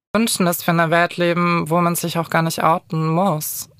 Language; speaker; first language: German; native; German